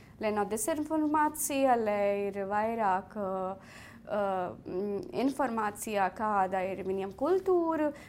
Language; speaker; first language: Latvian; non-native, fluent; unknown